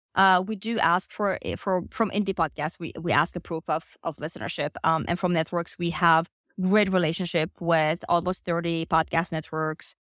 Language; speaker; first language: English; non-native, fluent; Finnish